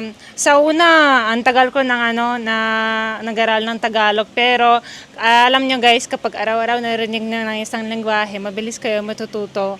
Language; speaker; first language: Filipino; non-native, fluent; Russian